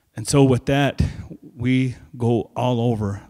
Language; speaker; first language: English; native; English